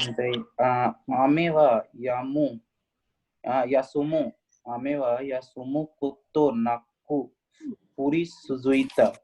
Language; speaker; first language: Japanese; non-native, learner; Hindi